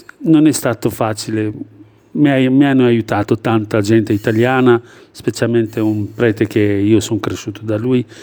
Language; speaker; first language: Italian; non-native, fluent; Albanian